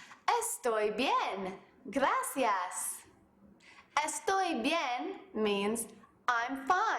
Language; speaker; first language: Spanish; non-native, fluent; English